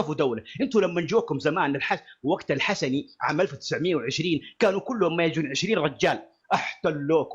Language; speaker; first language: Arabic; native; Arabic